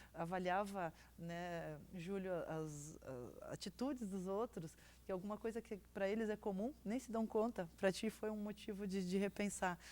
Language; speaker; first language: Portuguese; native; Portuguese